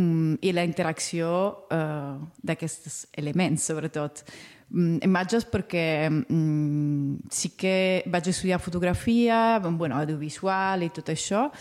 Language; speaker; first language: Catalan; non-native, fluent; Italian